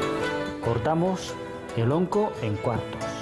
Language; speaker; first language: Spanish; non-native, fluent; Chinese